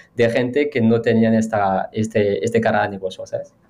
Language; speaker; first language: Spanish; non-native, fluent; French